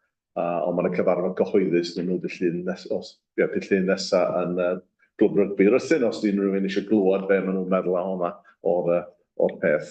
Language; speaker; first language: Welsh; native; Welsh